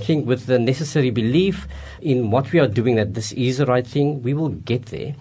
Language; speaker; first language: English; non-native, local second language; Afrikaans